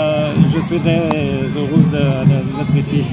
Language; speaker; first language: French; non-native, fluent; Arabic